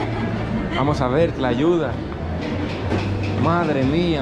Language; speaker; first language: Spanish; non-native, learner; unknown